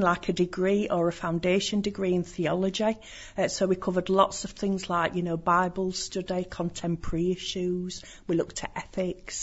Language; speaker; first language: English; native; English